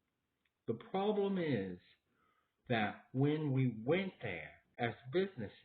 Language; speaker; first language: English; native; English